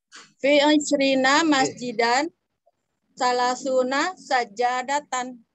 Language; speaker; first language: Arabic; non-native, learner; Indonesian